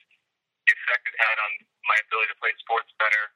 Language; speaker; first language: English; native; English